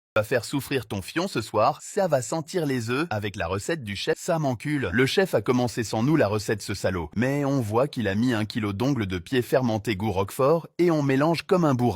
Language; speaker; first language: French; native; French